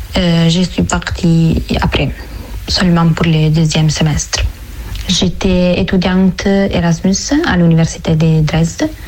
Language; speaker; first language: French; non-native, fluent; Italian